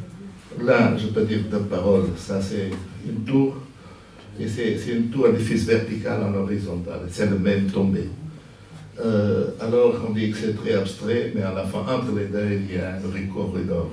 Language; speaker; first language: French; non-native, fluent; Portuguese